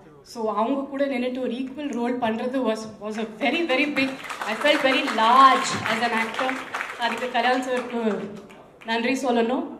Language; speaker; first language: Tamil; non-native, fluent; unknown